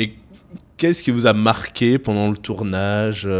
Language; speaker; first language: French; native; French